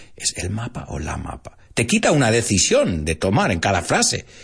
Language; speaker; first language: Spanish; non-native, fluent; English